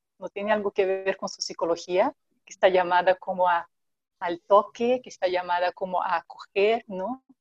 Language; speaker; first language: Spanish; non-native, fluent; Portuguese